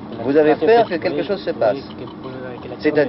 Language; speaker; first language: French; native; French